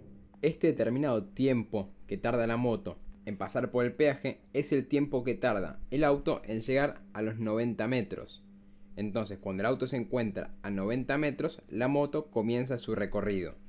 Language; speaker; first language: Spanish; native; Spanish